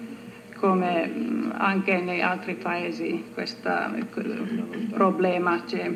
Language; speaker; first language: Italian; non-native, learner; Finnish